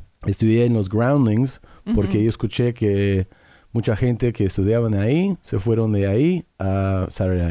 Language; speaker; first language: Spanish; early bilingual, heritage; English